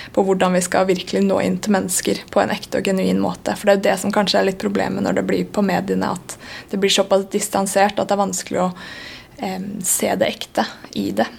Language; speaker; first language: Norwegian; native; Norwegian